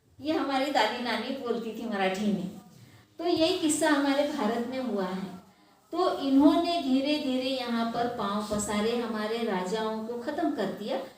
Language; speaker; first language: Hindi; non-native, local second language; Marathi